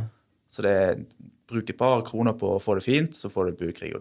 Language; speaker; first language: Norwegian; native; Norwegian